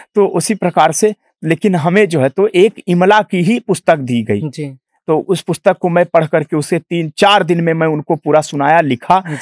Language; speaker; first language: Hindi; native; Hindi